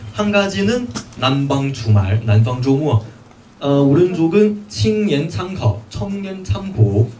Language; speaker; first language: Korean; non-native, fluent; Chinese